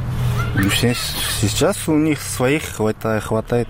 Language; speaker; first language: Russian; non-native, learner; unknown